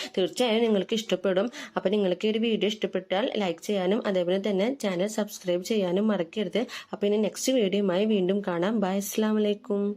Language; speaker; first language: Malayalam; native; Malayalam